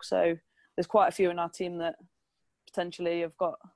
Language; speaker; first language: English; native; English